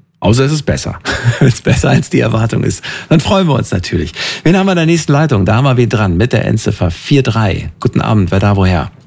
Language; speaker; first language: German; native; German